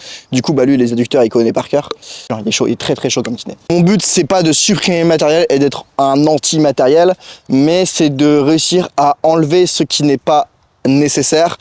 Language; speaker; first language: French; native; French